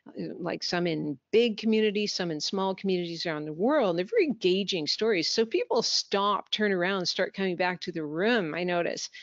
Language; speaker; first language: English; native; English